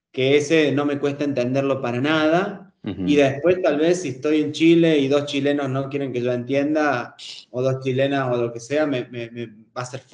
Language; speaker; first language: Spanish; native; Spanish